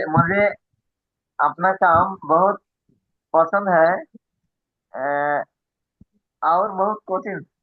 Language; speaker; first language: Hindi; non-native, learner; Bangla